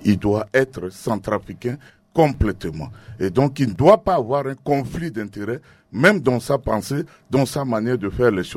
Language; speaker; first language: French; non-native, local second language; Sango